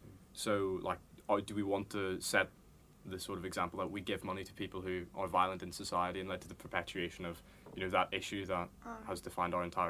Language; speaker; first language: English; native; English